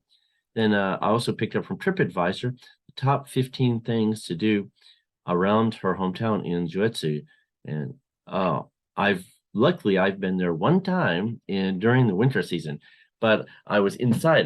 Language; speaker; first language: English; non-native, fluent; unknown